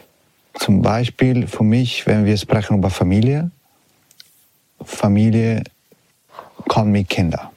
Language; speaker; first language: German; non-native, learner; Italian